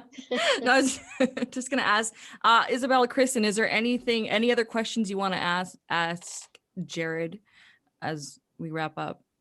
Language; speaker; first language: English; native; English